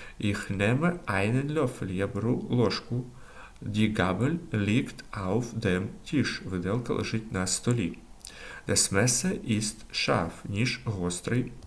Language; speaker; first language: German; non-native, learner; Ukrainian